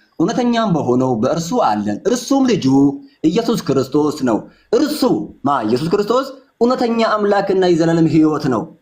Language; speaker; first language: Amharic; non-native, local second language; Oromo